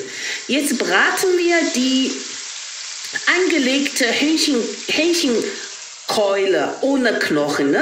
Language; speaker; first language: German; non-native, learner; Chinese